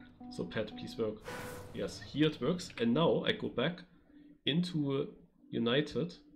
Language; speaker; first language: English; non-native, fluent; German